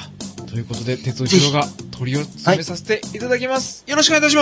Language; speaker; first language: Japanese; native; Japanese